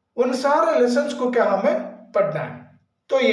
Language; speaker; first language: Hindi; non-native, local second language; Kannada